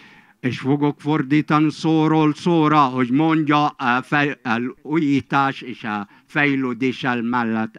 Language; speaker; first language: Hungarian; non-native, fluent; Arabic